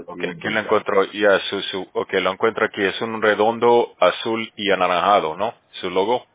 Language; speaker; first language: Spanish; native; Spanish